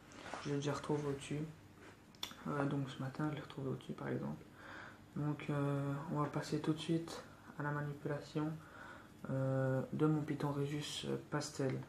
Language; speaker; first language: French; native; French